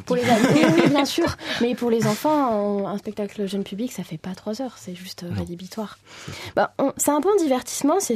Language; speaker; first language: French; native; French